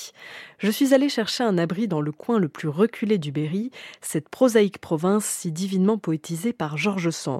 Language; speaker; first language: French; native; French